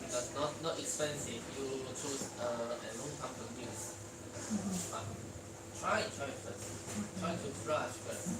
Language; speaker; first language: English; non-native, learner; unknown